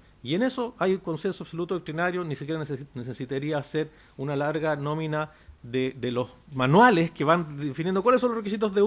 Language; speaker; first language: Spanish; native; Spanish